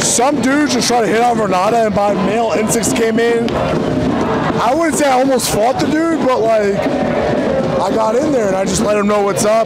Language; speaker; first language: English; native; English